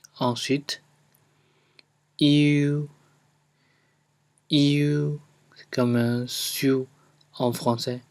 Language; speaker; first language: French; non-native, fluent; Chinese